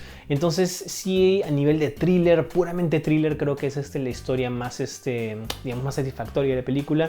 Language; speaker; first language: Spanish; native; Spanish